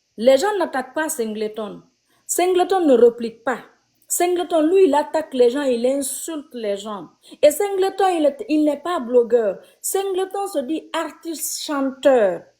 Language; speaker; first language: French; non-native, local second language; Fula